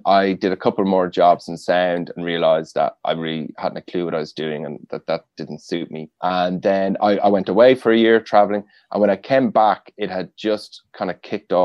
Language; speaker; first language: English; native; English